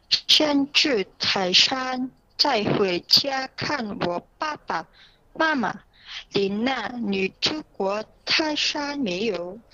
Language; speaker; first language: Chinese; non-native, learner; Indonesian